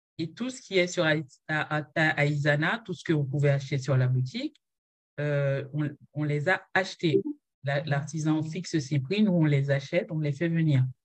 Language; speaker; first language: French; non-native, local second language; Haitian Creole